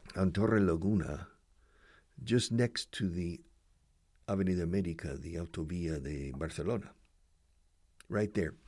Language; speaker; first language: English; native; English